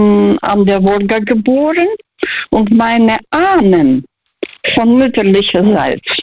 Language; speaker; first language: German; early bilingual, heritage; Russian